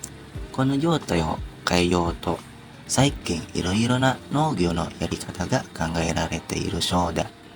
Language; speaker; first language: Japanese; non-native, learner; Indonesian